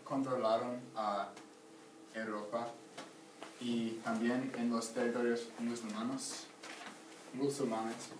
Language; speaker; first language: Spanish; non-native, learner; English